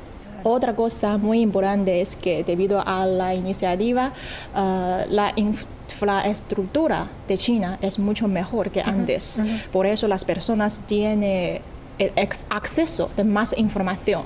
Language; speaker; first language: Spanish; non-native, fluent; Chinese